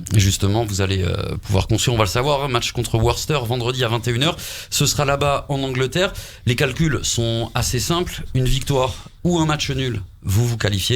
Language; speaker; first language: French; native; French